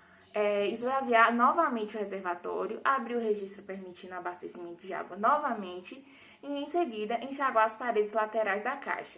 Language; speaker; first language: Portuguese; native; Portuguese